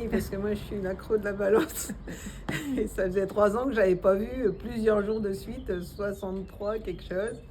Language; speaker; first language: French; native; French